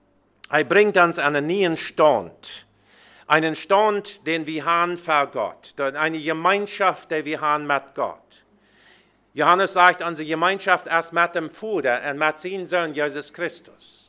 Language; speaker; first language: German; early bilingual, heritage; Plautdietsch